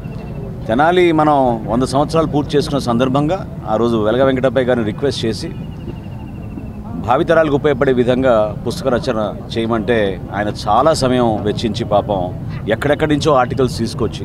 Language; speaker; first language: Telugu; native; Telugu